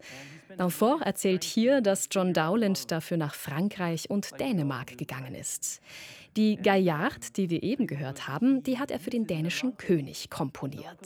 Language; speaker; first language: German; native; German